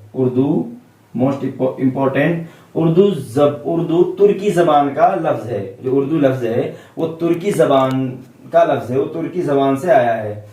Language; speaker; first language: Urdu; native; Urdu